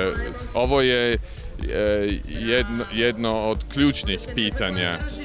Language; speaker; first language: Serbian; non-native, fluent; English